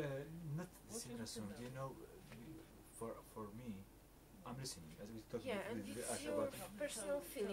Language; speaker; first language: English; non-native, learner; Arabic